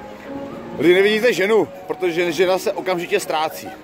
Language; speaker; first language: Czech; native; Czech